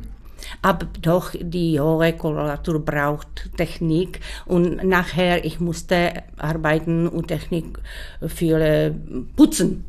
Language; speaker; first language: German; non-native, learner; Czech